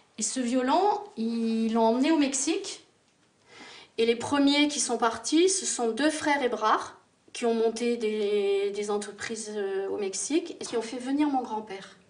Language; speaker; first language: French; native; French